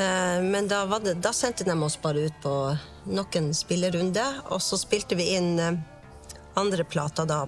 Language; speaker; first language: Norwegian; native; Norwegian